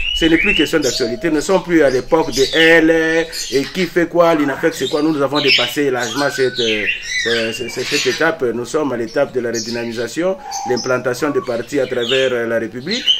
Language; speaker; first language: French; non-native, local second language; Swahili